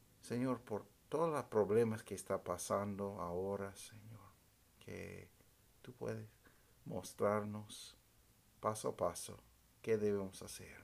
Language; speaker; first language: Spanish; non-native, fluent; English